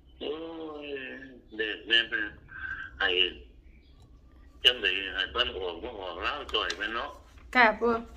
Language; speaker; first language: Thai; non-native, local second language; Northeastern Thai